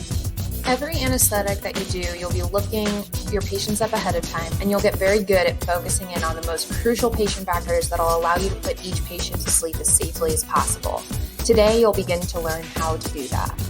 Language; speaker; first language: English; native; English